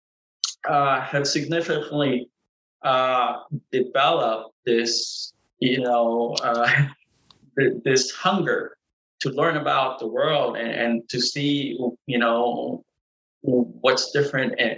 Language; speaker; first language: English; native; English